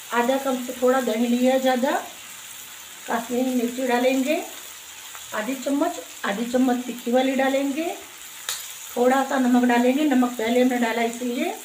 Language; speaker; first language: Hindi; non-native, local second language; Gujarati